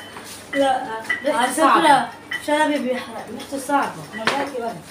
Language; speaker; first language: Arabic; native; Arabic